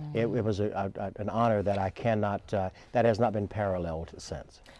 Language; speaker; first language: English; native; English